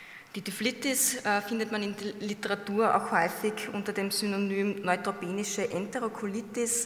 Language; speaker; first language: German; native; German